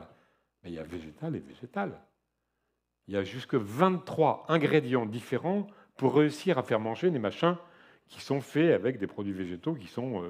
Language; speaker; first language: French; native; French